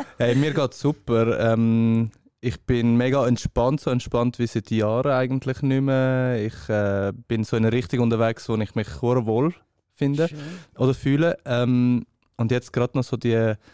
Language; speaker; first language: German; early bilingual, other home language; Persian